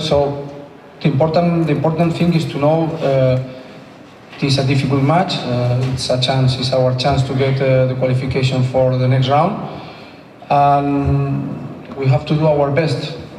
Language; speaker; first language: English; non-native, fluent; Spanish